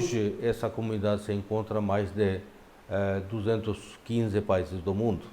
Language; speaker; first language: Portuguese; non-native, fluent; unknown